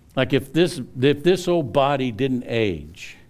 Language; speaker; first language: English; native; English